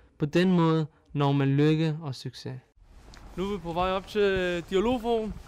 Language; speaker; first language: Danish; early bilingual, other home language; Turkish